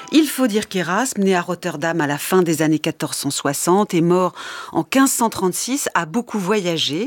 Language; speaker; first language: French; native; French